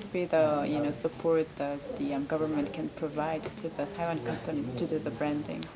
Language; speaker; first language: English; non-native, fluent; Korean